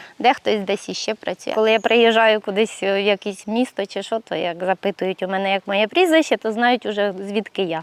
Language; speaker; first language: Ukrainian; native; Ukrainian